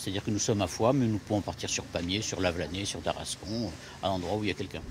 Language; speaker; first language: French; native; French